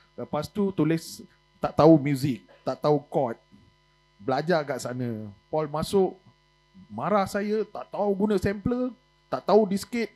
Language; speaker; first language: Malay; non-native, local second language; Tamil